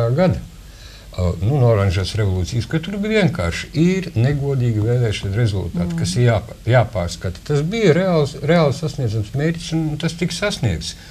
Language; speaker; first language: Latvian; native; Latvian